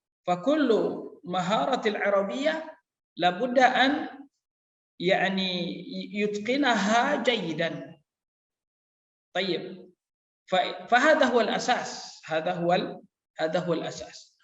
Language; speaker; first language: Arabic; non-native, fluent; Indonesian